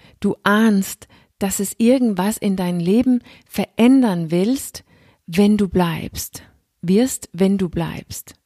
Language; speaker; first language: German; non-native, fluent; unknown